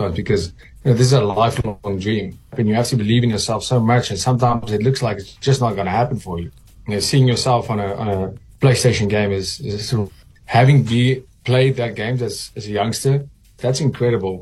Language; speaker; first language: English; non-native, local second language; Afrikaans